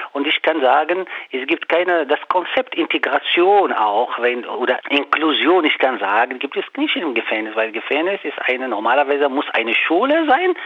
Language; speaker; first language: German; non-native, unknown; Arabic